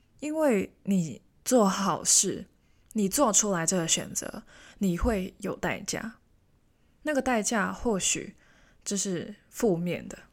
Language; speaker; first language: Chinese; non-native, local second language; Cantonese